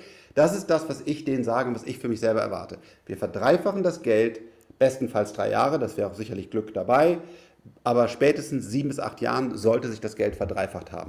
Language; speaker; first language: German; native; German